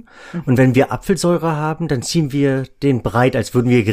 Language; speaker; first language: German; native; German